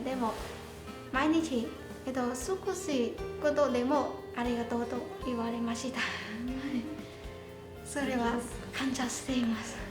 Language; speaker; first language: Japanese; non-native, learner; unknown